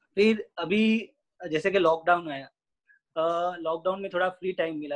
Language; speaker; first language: Hindi; non-native, local second language; Gujarati